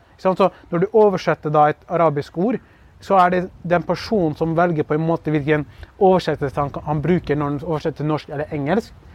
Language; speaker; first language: Norwegian; early bilingual, other home language; Kurdish